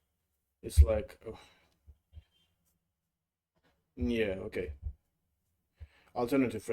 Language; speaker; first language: English; non-native, fluent; Russian